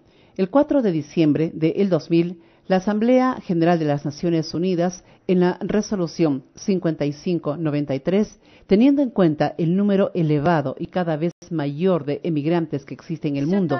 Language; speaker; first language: Spanish; native; Spanish